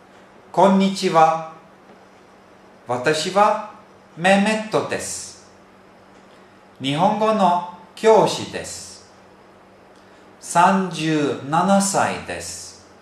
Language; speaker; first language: Japanese; non-native, fluent; Turkish